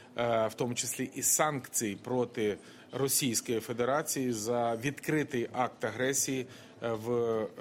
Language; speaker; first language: Ukrainian; non-native, local second language; Russian